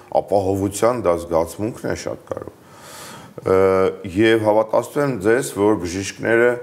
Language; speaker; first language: Armenian; native; Armenian